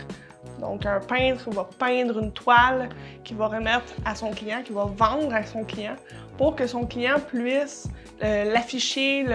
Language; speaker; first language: French; native; French